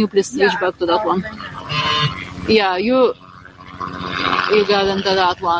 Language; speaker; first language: English; non-native, fluent; Russian